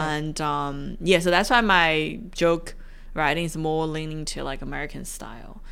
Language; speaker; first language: English; non-native, fluent; Chinese